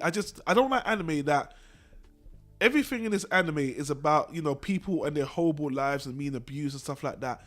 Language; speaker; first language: English; native; English